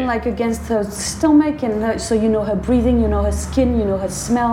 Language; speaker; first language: English; non-native, fluent; French